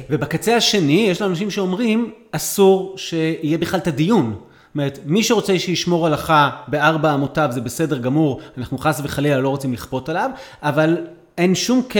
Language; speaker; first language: Hebrew; native; Hebrew